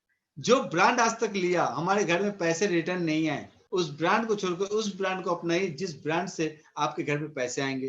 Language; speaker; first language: Hindi; native; Hindi